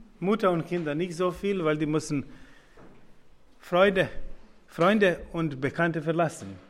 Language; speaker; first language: German; non-native, learner; Croatian